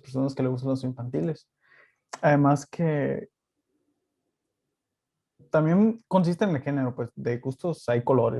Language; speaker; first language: Spanish; native; Spanish